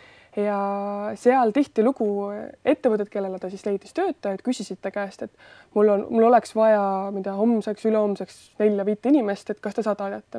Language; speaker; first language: Estonian; native; Estonian